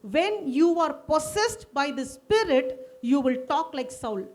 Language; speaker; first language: English; non-native, local second language; Tamil